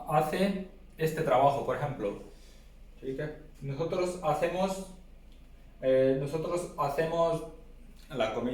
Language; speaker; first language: Spanish; non-native, learner; Urdu